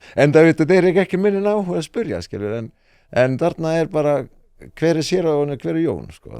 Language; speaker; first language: Icelandic; non-native, fluent; Estonian